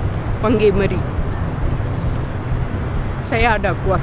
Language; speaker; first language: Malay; non-native, local second language; Tamil